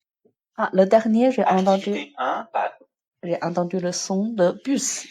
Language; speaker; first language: French; non-native, fluent; Chinese